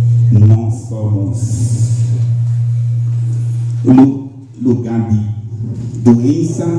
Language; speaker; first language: Portuguese; non-native, learner; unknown